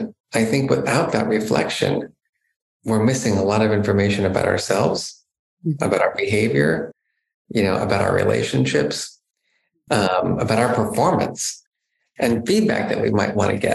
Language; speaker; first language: English; native; English